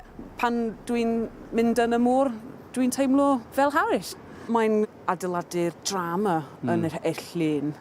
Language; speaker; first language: Welsh; non-native, local second language; English